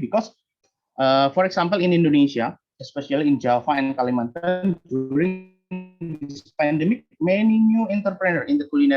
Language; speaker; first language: English; non-native, learner; Indonesian